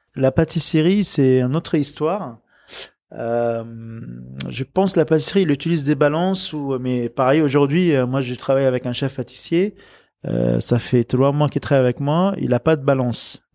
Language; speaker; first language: French; non-native, local second language; Arabic